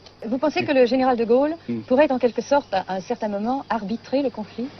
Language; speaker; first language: French; native; French